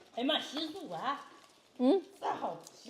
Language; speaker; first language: Chinese; native; Chinese